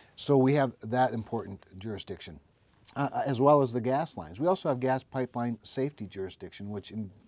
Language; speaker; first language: English; native; English